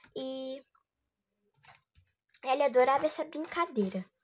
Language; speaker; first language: Portuguese; native; Portuguese